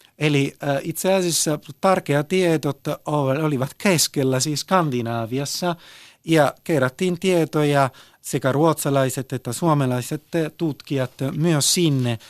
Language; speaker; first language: Finnish; early bilingual, heritage; Italian